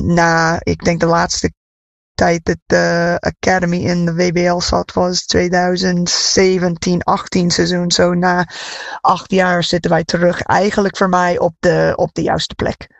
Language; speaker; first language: Dutch; non-native, fluent; English